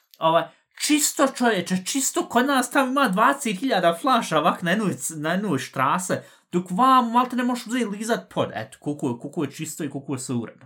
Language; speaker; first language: Bosnian; early bilingual, heritage; Bosnian